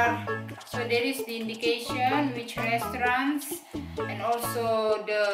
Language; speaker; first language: English; non-native, fluent; Indonesian